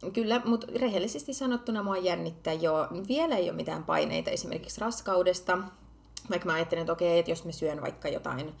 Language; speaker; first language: Finnish; early bilingual, other home language; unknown